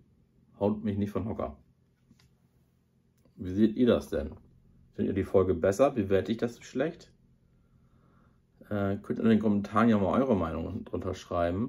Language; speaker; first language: German; native; German